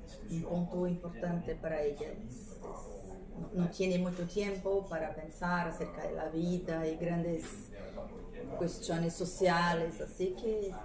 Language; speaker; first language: Spanish; non-native, fluent; Portuguese